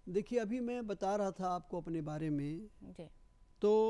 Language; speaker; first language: Hindi; native; Hindi